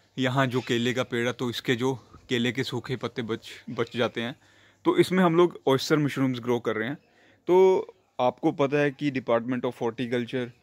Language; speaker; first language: Hindi; non-native, local second language; Punjabi